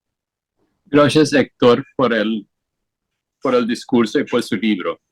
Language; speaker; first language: Spanish; non-native, fluent; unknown